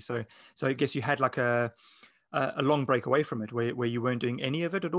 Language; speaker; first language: English; native; English